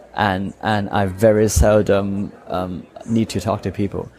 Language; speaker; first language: English; non-native, local second language; Cantonese